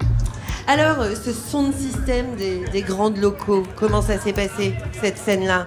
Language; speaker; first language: French; native; French